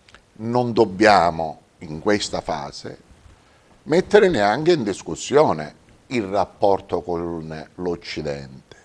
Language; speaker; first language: Italian; native; Italian